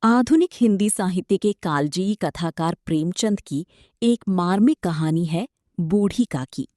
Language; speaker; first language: Hindi; non-native, local second language; Malayalam